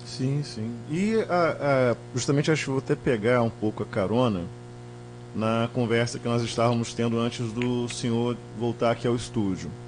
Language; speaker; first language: Portuguese; native; Portuguese